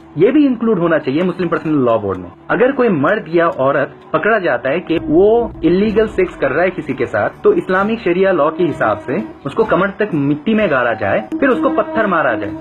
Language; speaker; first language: Urdu; non-native, fluent; Bangla